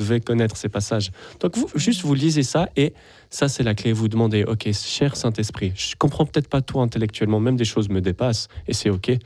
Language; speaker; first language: French; native; French